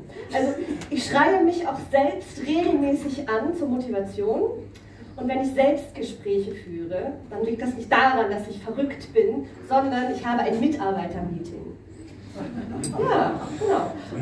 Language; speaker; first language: German; native; German